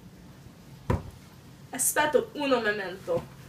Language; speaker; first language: Italian; non-native, learner; English